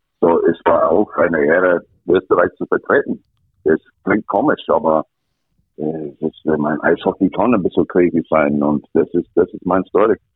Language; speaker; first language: German; non-native, fluent; English